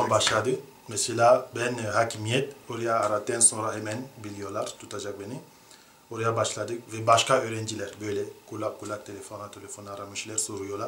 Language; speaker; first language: Turkish; non-native, learner; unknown